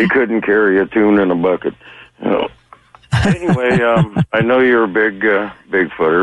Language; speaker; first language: English; native; English